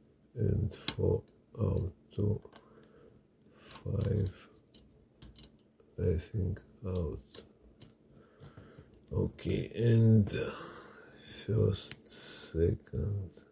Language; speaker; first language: English; non-native, learner; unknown